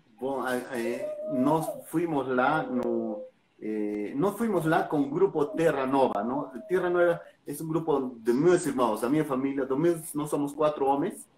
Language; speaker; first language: Portuguese; non-native, learner; Spanish